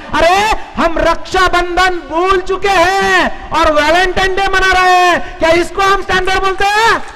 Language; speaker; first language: Hindi; non-native, local second language; Marathi